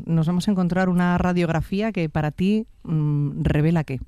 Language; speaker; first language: Spanish; native; Spanish